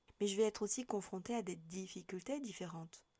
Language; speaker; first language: French; native; French